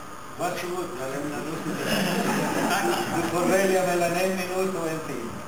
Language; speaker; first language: Swedish; non-native, fluent; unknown